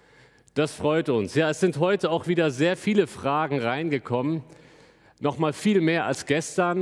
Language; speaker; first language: German; native; German